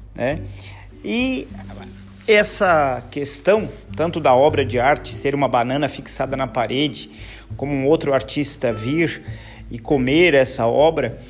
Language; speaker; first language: Portuguese; native; Portuguese